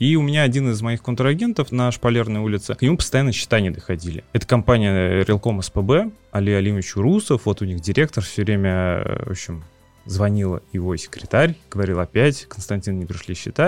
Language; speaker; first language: Russian; native; Russian